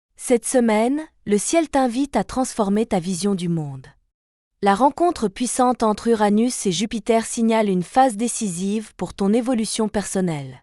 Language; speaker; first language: French; native; French